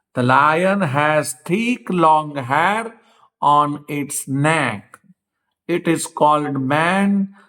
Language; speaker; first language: English; non-native, local second language; Gujarati